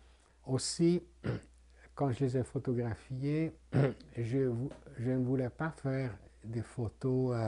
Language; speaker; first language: French; non-native, fluent; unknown